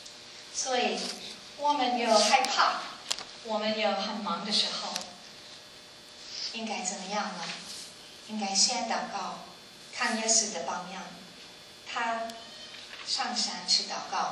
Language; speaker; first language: Chinese; non-native, learner; English